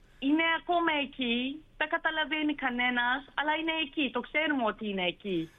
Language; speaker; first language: Greek; early bilingual, heritage; Turkish